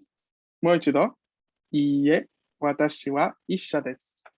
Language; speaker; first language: Japanese; non-native, fluent; Spanish